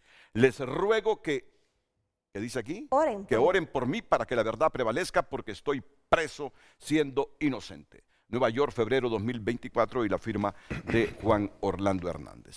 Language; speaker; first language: Spanish; native; Spanish